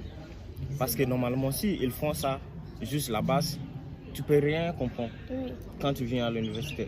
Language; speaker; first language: French; non-native, learner; English